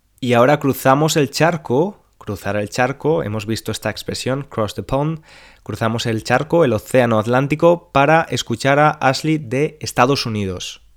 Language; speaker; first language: Spanish; native; Spanish